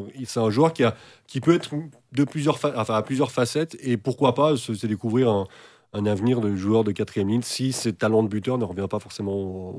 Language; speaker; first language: French; native; French